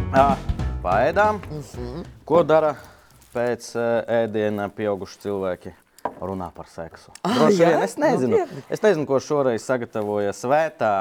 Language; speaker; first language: Latvian; non-native, local second language; Russian